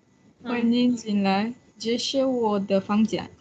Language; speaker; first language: Chinese; non-native, learner; Malay